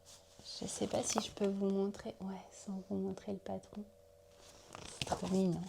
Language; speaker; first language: French; native; French